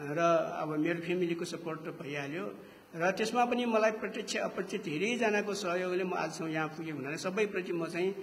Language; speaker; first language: Nepali; non-native, local second language; Newari